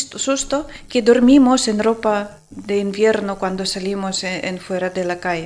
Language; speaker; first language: Spanish; non-native, learner; Ukrainian